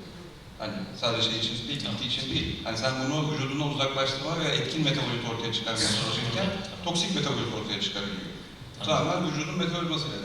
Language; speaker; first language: Turkish; native; Turkish